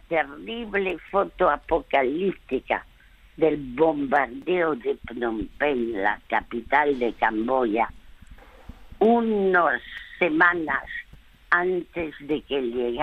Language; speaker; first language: Spanish; early bilingual, other home language; French